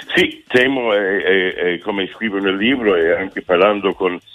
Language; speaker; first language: Italian; non-native, fluent; English